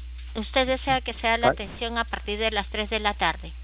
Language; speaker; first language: Spanish; native; Spanish